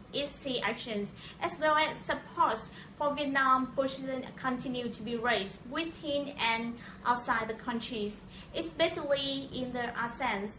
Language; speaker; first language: English; non-native, fluent; Vietnamese